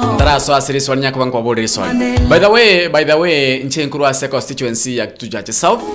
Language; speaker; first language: Swahili; non-native, local second language; Gusii